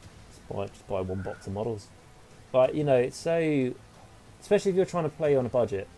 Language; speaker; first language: English; native; English